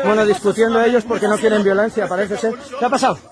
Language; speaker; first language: Spanish; native; Spanish